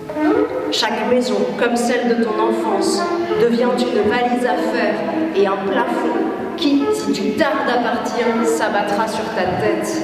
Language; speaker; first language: French; native; French